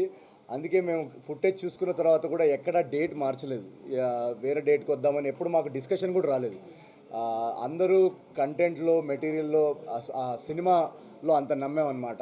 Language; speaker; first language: Telugu; native; Telugu